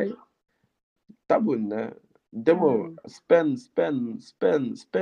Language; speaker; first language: Japanese; non-native, learner; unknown